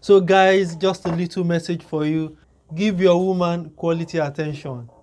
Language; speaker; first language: English; non-native, local second language; Yoruba